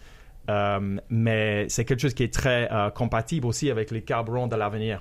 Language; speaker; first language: French; non-native, fluent; English